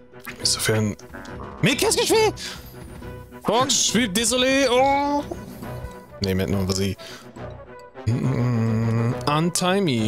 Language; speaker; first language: French; non-native, learner; German